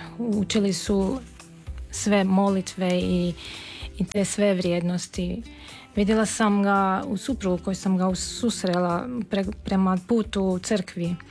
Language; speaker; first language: Serbian; non-native, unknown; Armenian